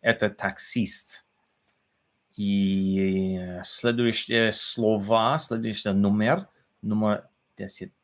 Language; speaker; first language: Russian; non-native, learner; English